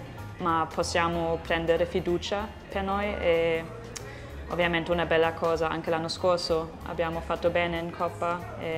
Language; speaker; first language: Italian; non-native, fluent; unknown